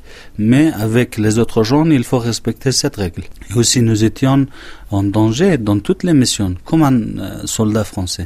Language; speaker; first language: French; non-native, learner; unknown